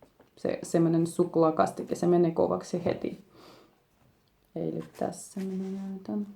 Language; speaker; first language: Finnish; non-native, learner; Russian